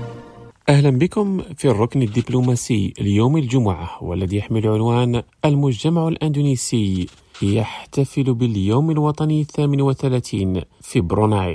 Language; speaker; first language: Arabic; non-native, fluent; Indonesian